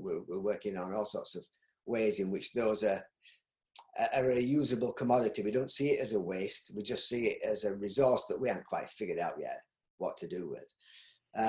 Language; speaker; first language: English; native; English